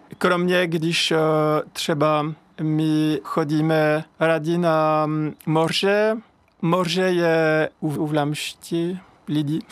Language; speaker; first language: Czech; non-native, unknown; French